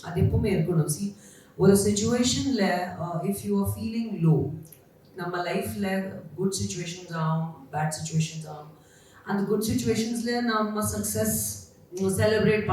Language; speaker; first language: Tamil; non-native, learner; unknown